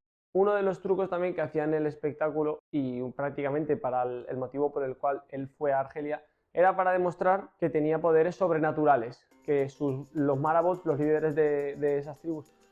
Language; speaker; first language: Spanish; native; Spanish